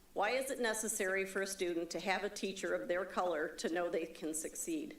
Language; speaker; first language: English; native; English